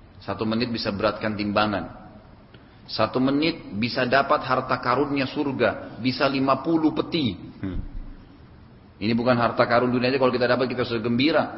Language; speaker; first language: Indonesian; native; Indonesian